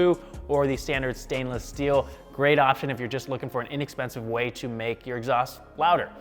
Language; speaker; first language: English; native; English